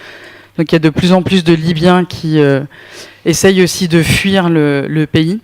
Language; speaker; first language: French; native; French